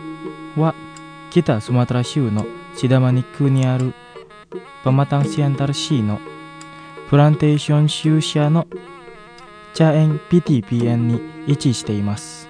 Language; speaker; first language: Japanese; non-native, fluent; Indonesian